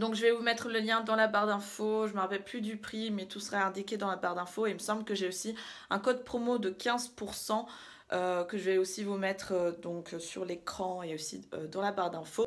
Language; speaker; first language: French; early bilingual, other home language; Russian